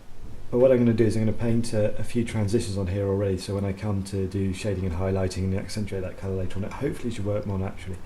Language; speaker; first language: English; native; English